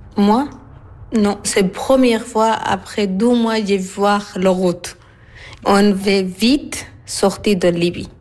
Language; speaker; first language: French; non-native, learner; Arabic